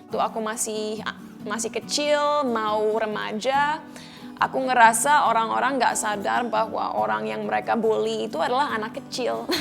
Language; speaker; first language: Indonesian; early bilingual, other home language; English